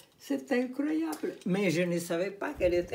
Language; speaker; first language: French; non-native, fluent; Italian